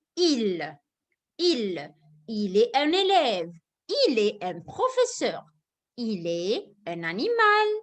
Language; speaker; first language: French; non-native, fluent; Arabic